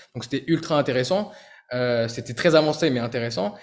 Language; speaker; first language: French; native; French